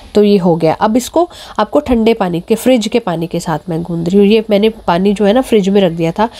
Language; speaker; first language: Hindi; native; Hindi